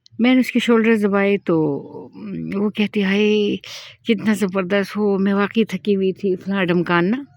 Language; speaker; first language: Urdu; non-native, local second language; Pashto